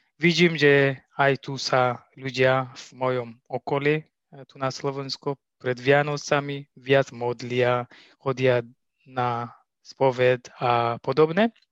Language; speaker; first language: Slovak; non-native, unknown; Tigrinya